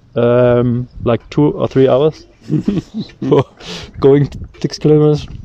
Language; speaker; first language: English; non-native, learner; German